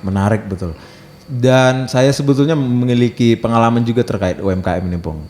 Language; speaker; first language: Indonesian; native; Indonesian